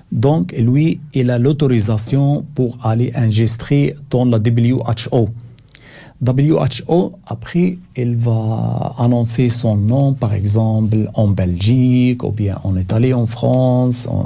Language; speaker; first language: French; non-native, learner; Arabic